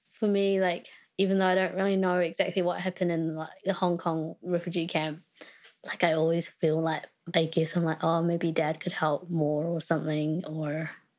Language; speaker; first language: English; early bilingual, other home language; Vietnamese